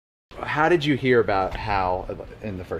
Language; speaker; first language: English; native; English